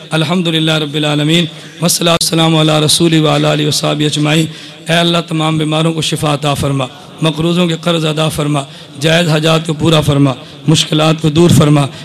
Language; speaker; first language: Urdu; non-native, local second language; Punjabi